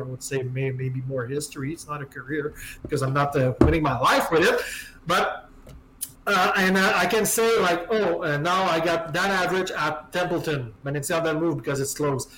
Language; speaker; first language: English; non-native, fluent; French